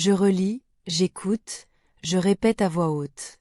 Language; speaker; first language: French; non-native, fluent; Portuguese